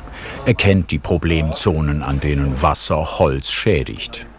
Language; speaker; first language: German; native; German